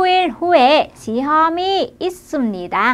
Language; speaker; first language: Korean; non-native, fluent; Vietnamese